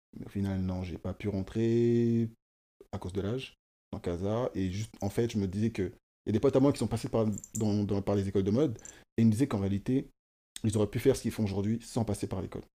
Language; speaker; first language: French; early bilingual, other home language; Kongo